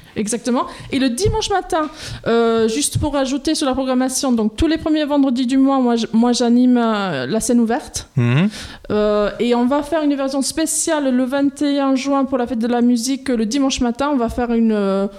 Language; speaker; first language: French; non-native, fluent; English